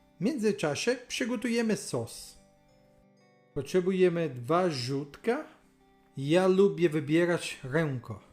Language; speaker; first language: Polish; non-native, learner; Italian